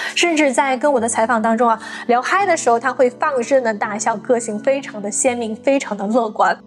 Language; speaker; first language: Chinese; native; Chinese